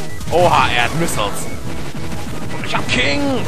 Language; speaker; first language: German; native; German